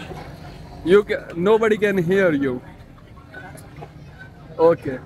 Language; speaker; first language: English; non-native, local second language; Punjabi